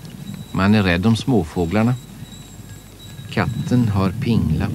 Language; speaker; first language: Swedish; native; Swedish